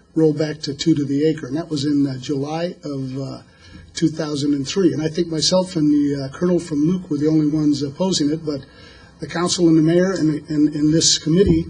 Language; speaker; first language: English; native; English